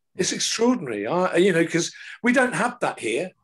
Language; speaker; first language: English; native; English